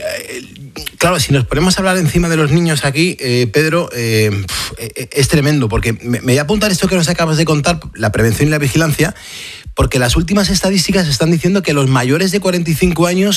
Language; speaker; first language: Spanish; native; Spanish